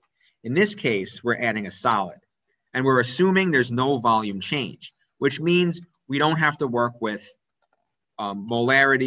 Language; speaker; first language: English; native; English